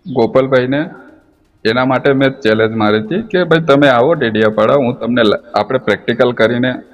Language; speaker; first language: Gujarati; non-native, local second language; Vasavi